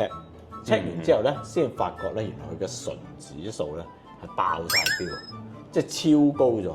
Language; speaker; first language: Cantonese; native; Cantonese